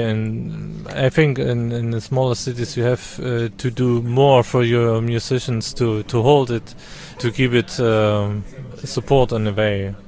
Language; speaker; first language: English; non-native, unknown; German